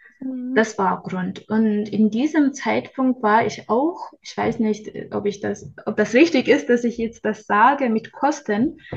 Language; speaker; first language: German; non-native, fluent; Turkish